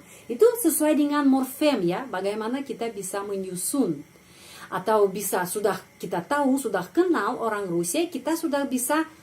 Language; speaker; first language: Indonesian; non-native, fluent; Russian